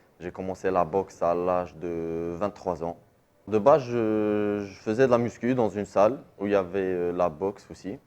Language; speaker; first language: French; non-native, local second language; Arabic